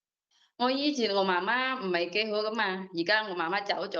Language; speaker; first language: Cantonese; non-native, learner; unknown